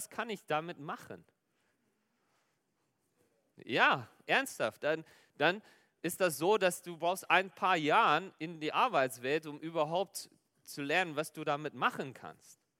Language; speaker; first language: German; non-native, fluent; Afrikaans